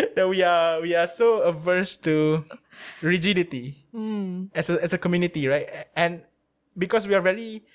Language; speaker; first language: English; non-native, local second language; Malay